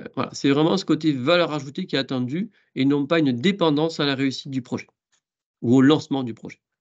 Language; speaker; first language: French; native; French